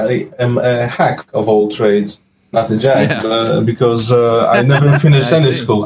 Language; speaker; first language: English; non-native, fluent; Polish